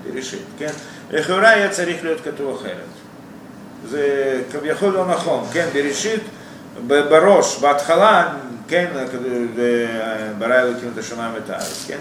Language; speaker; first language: Hebrew; non-native, fluent; Russian